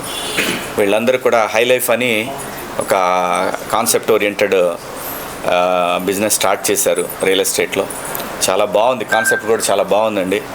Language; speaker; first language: Telugu; native; Telugu